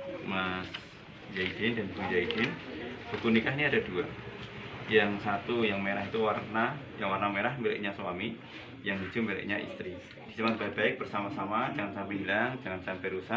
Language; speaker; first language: Indonesian; native; Indonesian